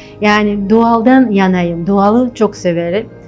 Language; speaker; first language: Turkish; non-native, fluent; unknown